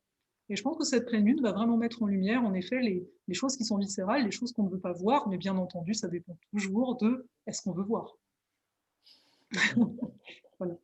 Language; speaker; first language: French; native; French